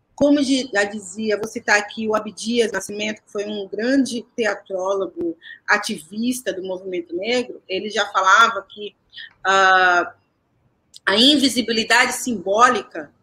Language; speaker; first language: Portuguese; native; Portuguese